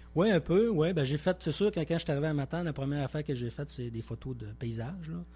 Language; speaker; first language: French; native; French